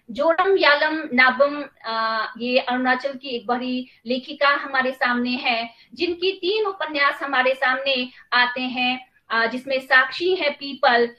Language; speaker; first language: Hindi; non-native, local second language; Nepali